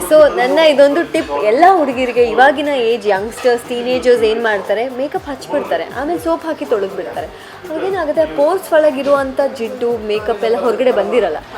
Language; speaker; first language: Kannada; non-native, local second language; Kodava